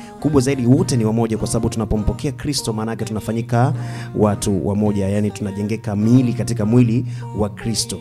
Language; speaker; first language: Swahili; native; Swahili